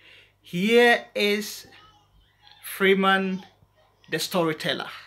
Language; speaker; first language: German; non-native, learner; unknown